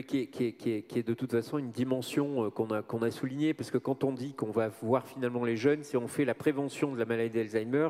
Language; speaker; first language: French; native; French